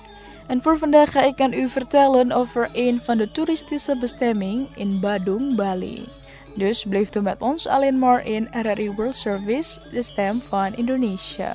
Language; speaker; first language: Dutch; non-native, learner; Indonesian